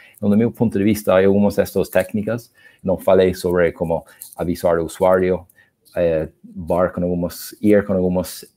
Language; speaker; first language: Portuguese; non-native, learner; English